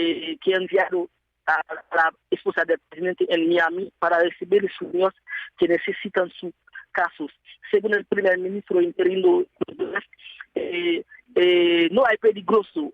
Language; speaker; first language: Spanish; non-native, fluent; Haitian Creole